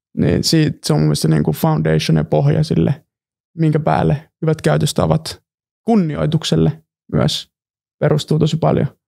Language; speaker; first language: Finnish; early bilingual, other home language; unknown